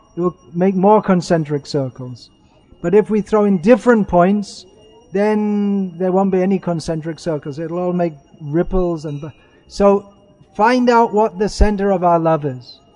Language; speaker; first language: English; native; English